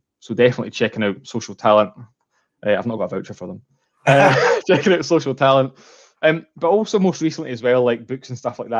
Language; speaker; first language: English; native; English